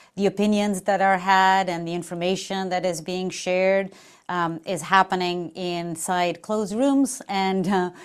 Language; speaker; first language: English; non-native, fluent; Portuguese